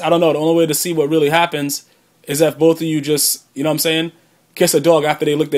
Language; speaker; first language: English; native; English